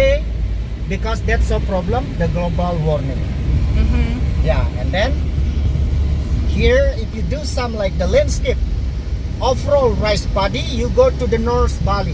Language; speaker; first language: English; non-native, learner; Indonesian